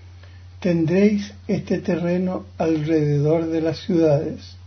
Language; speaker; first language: Spanish; native; Spanish